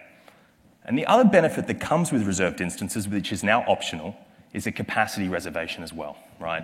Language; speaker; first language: English; native; English